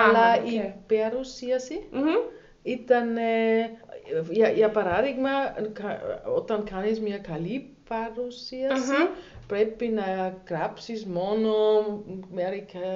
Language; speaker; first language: Greek; non-native, learner; German